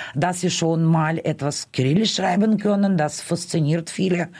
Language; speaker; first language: German; non-native, fluent; Russian